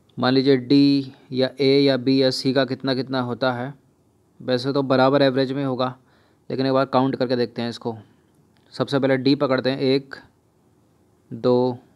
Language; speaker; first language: Hindi; native; Hindi